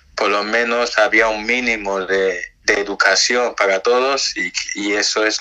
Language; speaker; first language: Spanish; non-native, fluent; Nigerian Pidgin